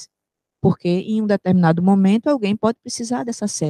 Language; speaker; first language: Portuguese; native; Portuguese